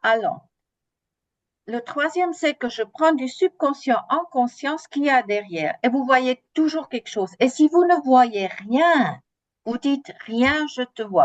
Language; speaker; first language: French; non-native, fluent; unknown